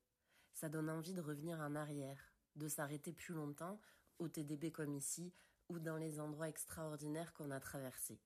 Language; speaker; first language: French; native; French